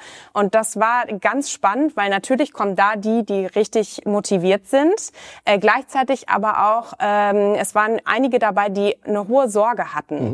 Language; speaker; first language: German; native; German